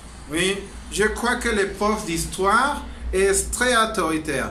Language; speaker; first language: French; non-native, learner; Spanish